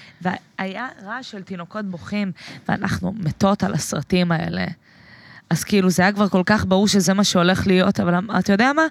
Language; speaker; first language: Hebrew; native; Hebrew